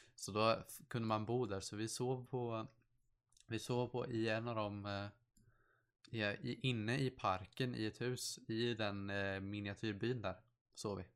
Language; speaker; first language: Swedish; native; Swedish